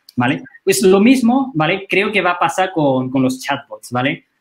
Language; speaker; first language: Spanish; non-native, fluent; Chinese